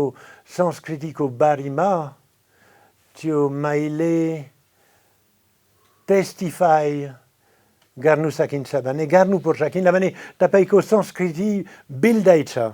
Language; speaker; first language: Nepali; non-native, fluent; French